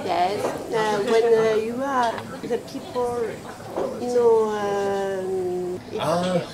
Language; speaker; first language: English; non-native, learner; French